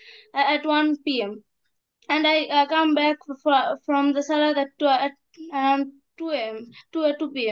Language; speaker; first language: English; non-native, learner; Bangla